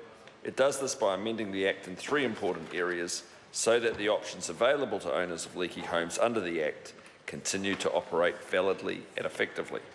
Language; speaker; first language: English; native; English